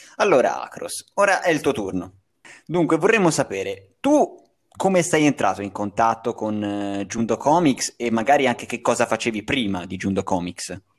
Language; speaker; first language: Italian; native; Italian